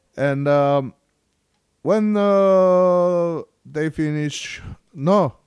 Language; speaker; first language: English; non-native, learner; Bulgarian